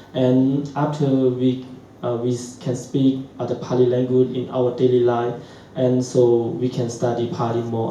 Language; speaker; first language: English; non-native, learner; Shan